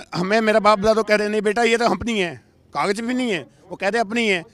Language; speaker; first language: Hindi; native; Hindi